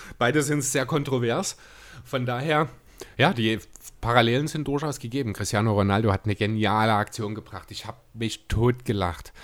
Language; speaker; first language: German; native; German